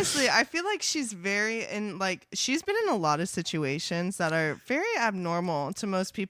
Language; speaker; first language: English; native; English